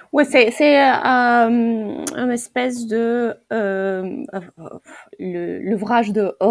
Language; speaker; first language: French; non-native, fluent; Ukrainian